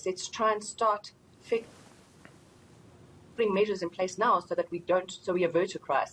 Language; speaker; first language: English; native; English